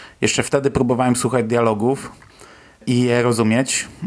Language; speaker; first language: Polish; native; Polish